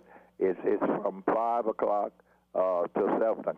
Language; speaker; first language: English; native; English